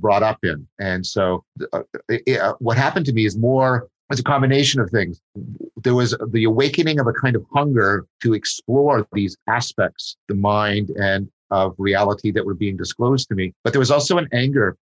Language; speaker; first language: English; native; English